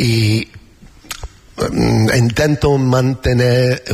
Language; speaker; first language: Spanish; non-native, learner; English